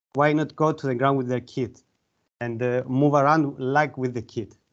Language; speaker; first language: English; non-native, fluent; Greek